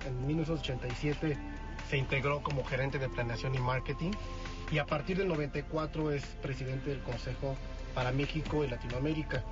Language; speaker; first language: Spanish; native; Spanish